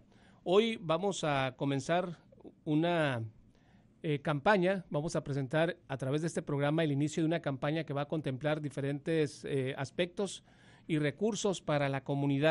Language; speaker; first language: Spanish; native; Spanish